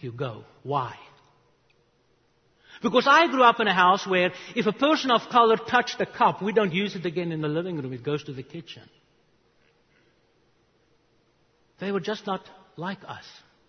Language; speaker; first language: English; non-native, local second language; Afrikaans